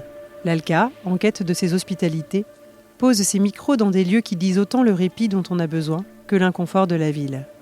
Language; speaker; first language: French; native; French